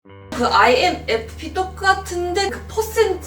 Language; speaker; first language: Korean; non-native, fluent; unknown